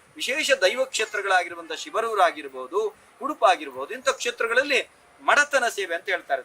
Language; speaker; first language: Kannada; non-native, local second language; Tulu